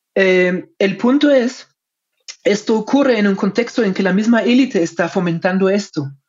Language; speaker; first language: Spanish; non-native, fluent; German